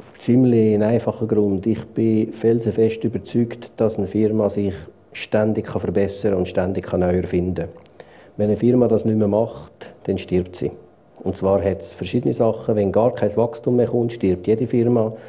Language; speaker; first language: German; native; German